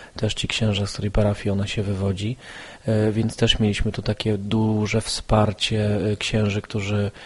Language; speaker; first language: Polish; native; Polish